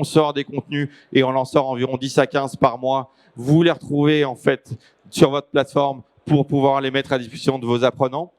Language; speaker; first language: French; native; French